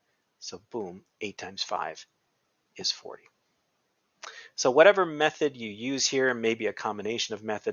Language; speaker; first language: English; native; English